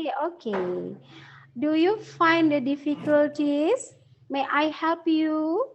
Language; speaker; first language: English; non-native, learner; Indonesian